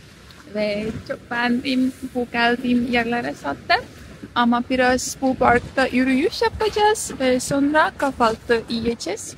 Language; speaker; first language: Turkish; non-native, learner; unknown